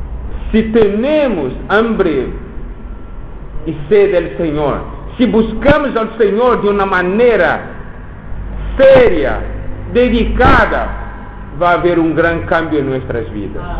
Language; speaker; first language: Spanish; non-native, fluent; Portuguese